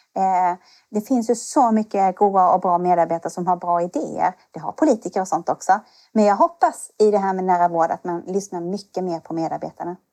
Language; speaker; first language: Swedish; native; Swedish